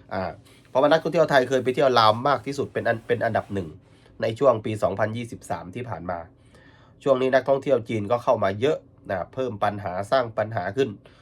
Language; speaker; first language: Thai; native; Thai